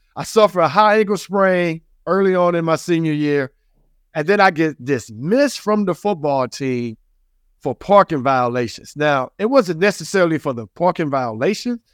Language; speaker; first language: English; native; English